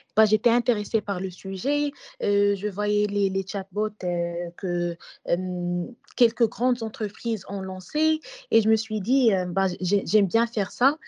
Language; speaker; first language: French; non-native, local second language; Arabic